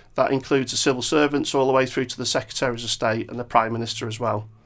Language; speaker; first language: English; native; English